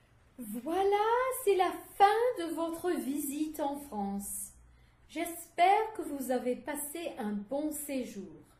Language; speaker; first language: French; non-native, learner; English